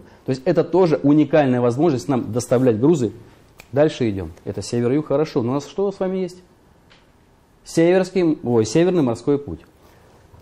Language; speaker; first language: Russian; native; Russian